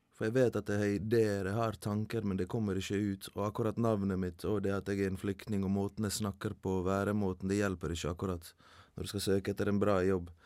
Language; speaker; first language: Norwegian; early bilingual, other home language; Bosnian